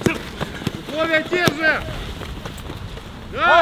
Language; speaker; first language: Russian; native; Russian